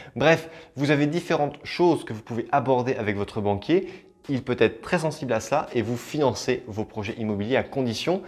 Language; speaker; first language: French; native; French